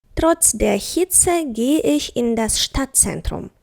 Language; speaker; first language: German; non-native, fluent; Ukrainian